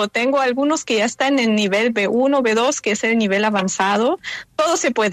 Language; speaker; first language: Spanish; non-native, fluent; German